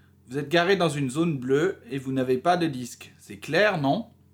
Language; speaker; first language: French; native; French